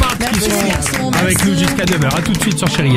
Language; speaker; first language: French; native; French